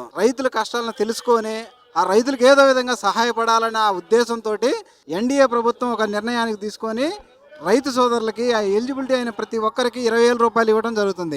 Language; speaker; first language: Telugu; native; Telugu